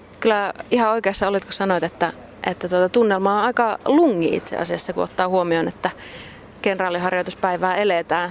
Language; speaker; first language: Finnish; native; Finnish